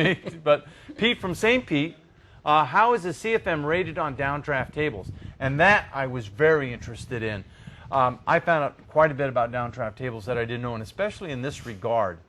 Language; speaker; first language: English; native; English